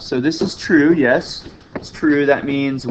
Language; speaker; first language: English; native; English